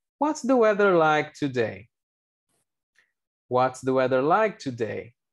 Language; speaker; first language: English; non-native, fluent; Portuguese